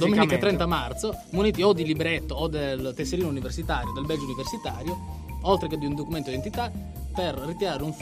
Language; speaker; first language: Italian; native; Italian